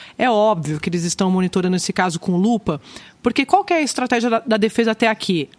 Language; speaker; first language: Portuguese; native; Portuguese